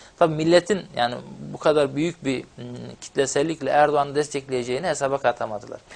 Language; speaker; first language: Turkish; non-native, local second language; Kurdish